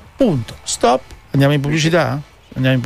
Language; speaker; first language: Italian; native; Italian